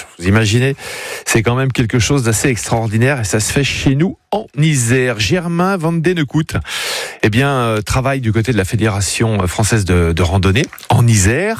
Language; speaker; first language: French; native; French